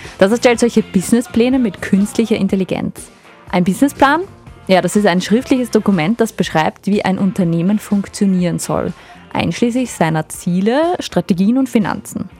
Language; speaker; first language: German; native; German